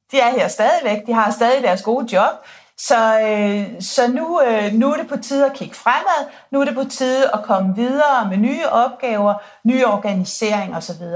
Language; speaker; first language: Danish; native; Danish